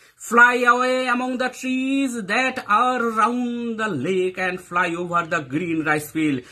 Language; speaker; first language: English; non-native, local second language; Bangla